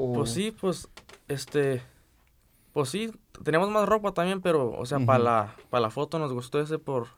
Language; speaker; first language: Spanish; early bilingual, heritage; Spanish